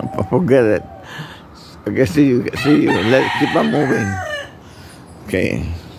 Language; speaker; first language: English; non-native, local second language; Spanish